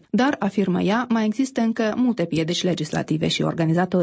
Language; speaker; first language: Romanian; native; Romanian